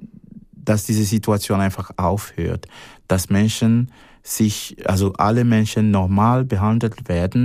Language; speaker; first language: German; non-native, fluent; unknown